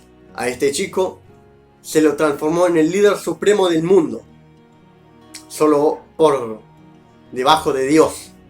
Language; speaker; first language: Spanish; native; Spanish